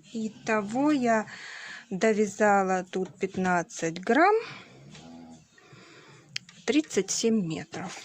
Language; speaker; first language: Russian; native; Russian